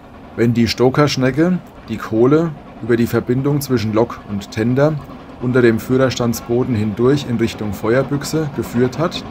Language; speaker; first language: German; native; German